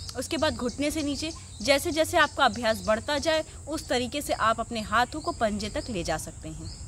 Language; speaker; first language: Hindi; native; Hindi